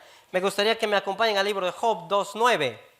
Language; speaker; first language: Spanish; native; Spanish